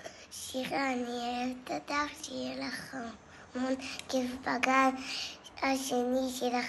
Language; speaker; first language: Hebrew; native; Hebrew